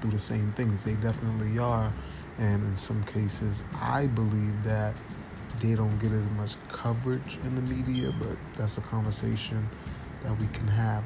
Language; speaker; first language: English; native; English